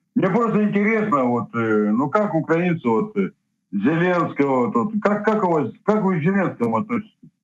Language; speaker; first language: Russian; native; Russian